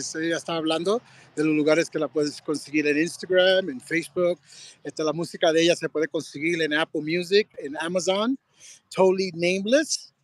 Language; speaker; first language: Spanish; early bilingual, heritage; Spanish